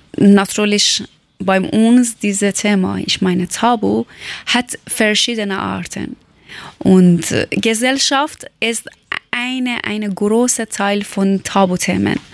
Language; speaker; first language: German; non-native, learner; Persian